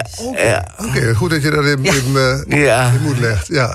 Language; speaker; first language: Dutch; native; Dutch